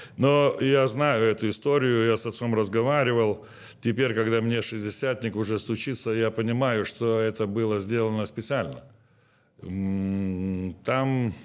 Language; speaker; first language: Russian; non-native, local second language; Lithuanian